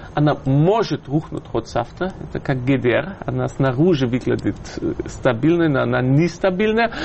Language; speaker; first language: Russian; non-native, fluent; German